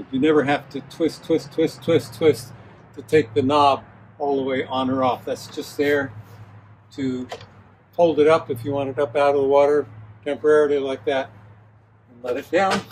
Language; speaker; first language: English; native; English